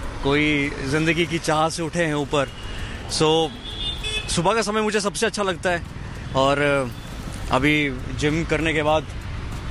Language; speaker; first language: Hindi; native; Hindi